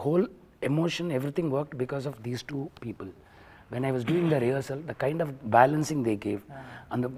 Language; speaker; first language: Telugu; non-native, learner; Tamil